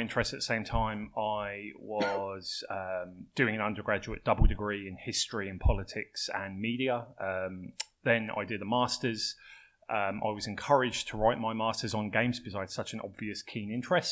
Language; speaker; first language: English; native; English